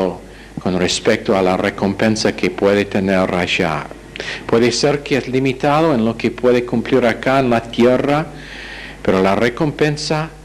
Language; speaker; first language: Spanish; non-native, fluent; English